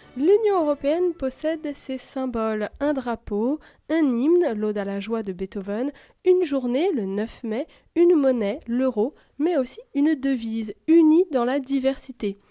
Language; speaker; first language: French; native; French